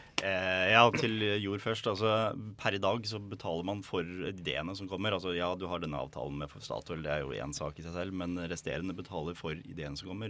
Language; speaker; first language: Norwegian; native; Norwegian